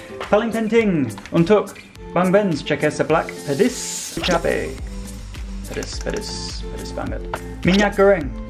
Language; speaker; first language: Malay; non-native, learner; English